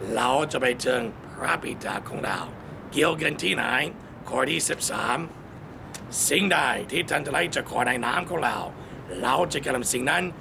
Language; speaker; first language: Thai; non-native, fluent; English